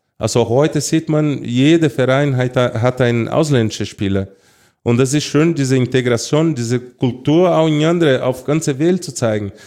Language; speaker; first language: German; non-native, fluent; Portuguese